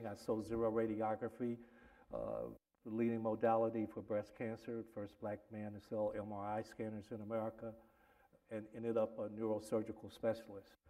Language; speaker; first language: English; native; English